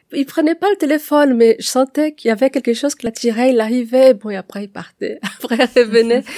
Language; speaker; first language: French; non-native, fluent; Portuguese